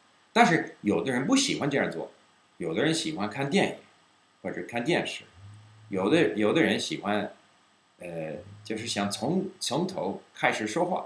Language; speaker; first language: Chinese; non-native, fluent; English